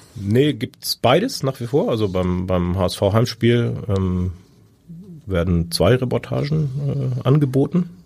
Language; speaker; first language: German; native; German